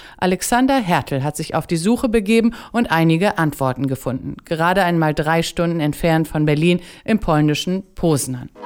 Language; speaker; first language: German; native; German